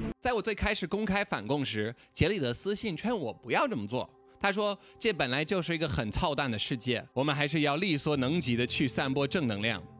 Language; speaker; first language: Chinese; non-native, fluent; English